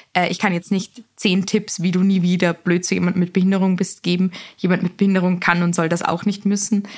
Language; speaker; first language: German; native; German